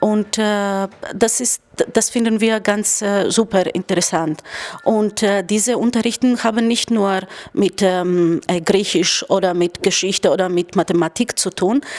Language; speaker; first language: German; non-native, fluent; Greek